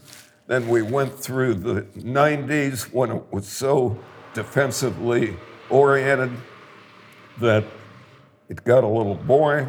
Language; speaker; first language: English; native; English